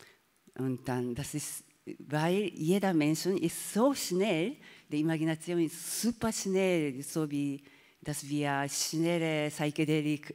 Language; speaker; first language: German; non-native, learner; Japanese